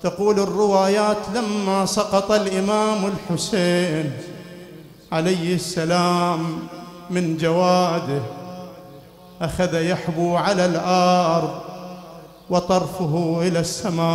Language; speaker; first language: Arabic; native; Arabic